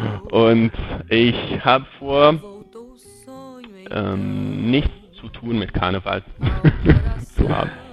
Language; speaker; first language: German; non-native, fluent; Portuguese